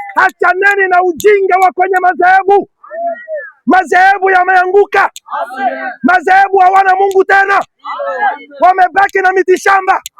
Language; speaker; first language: Swahili; non-native, local second language; Lingala